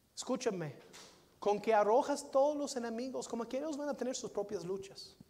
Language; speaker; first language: Spanish; non-native, fluent; English